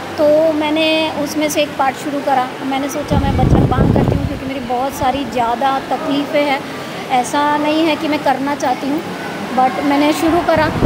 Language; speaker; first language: Hindi; native; Hindi